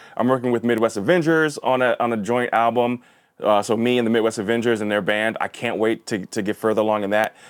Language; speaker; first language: English; native; English